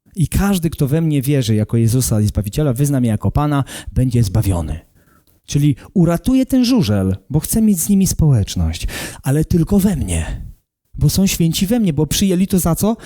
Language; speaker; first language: Polish; native; Polish